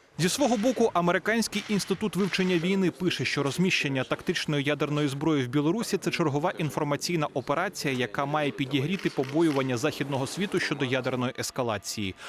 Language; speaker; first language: Ukrainian; native; Ukrainian